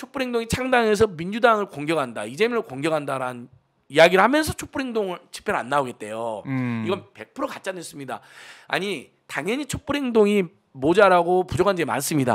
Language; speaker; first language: Korean; native; Korean